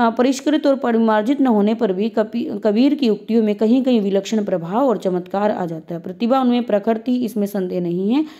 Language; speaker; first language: Hindi; native; Hindi